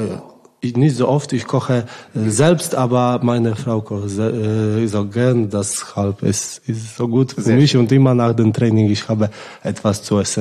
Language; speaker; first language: German; non-native, learner; Polish